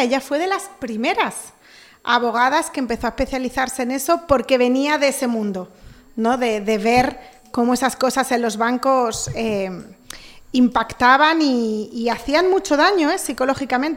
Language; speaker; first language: Spanish; native; Spanish